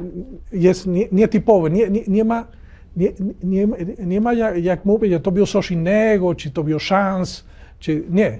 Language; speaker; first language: Polish; non-native, learner; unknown